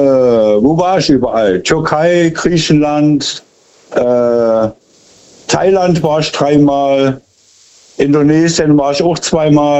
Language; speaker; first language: German; native; German